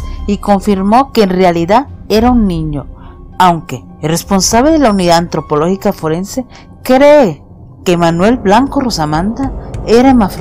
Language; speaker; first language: Spanish; native; Spanish